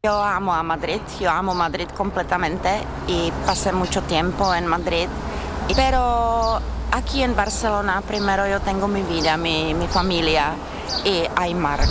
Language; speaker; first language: Spanish; non-native, learner; Czech